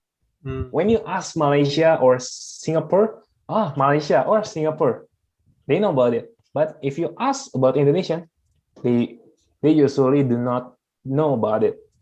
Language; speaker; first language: English; non-native, fluent; Indonesian